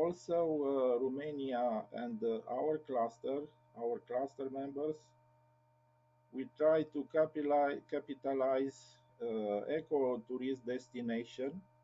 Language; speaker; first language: English; non-native, learner; Romanian